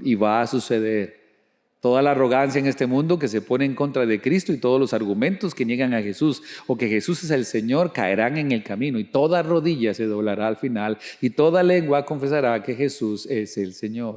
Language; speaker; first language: Spanish; native; Spanish